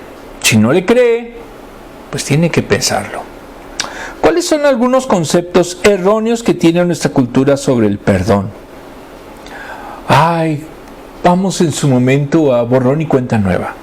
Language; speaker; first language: Spanish; native; Spanish